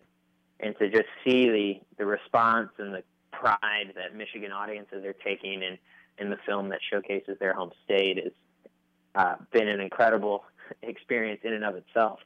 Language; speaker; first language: English; native; English